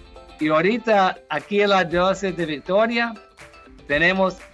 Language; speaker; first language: Spanish; non-native, fluent; English